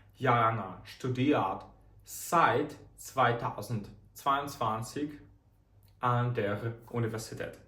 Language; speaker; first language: German; non-native, fluent; Ukrainian